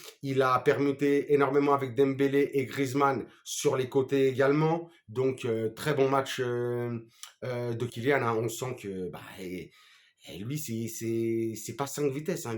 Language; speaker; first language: French; native; French